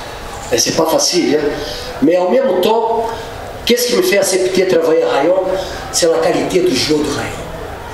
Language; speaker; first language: French; non-native, fluent; Portuguese